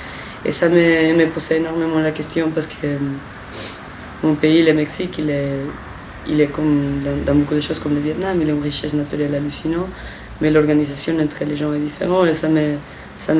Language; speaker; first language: French; non-native, fluent; Spanish